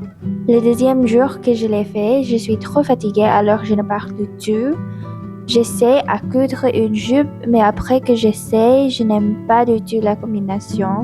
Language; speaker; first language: French; non-native, learner; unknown